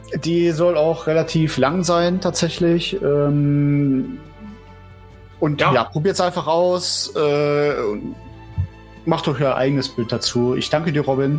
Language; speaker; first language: German; native; German